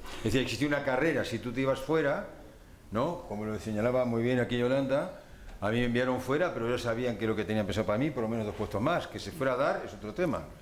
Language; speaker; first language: Spanish; native; Spanish